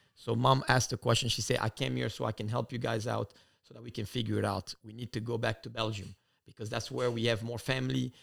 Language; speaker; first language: English; early bilingual, other home language; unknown